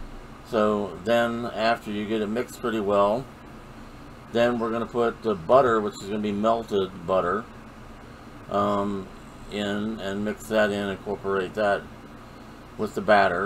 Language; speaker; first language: English; native; English